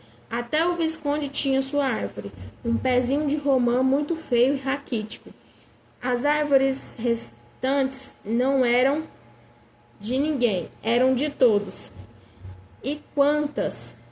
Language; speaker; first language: Portuguese; native; Portuguese